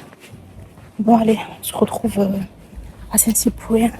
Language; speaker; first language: French; native; French